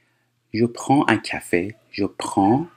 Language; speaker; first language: French; non-native, fluent; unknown